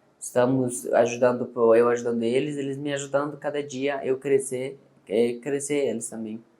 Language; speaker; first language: Portuguese; non-native, learner; Persian